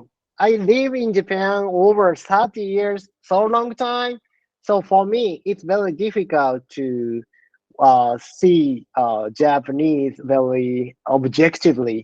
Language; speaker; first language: English; non-native, learner; Japanese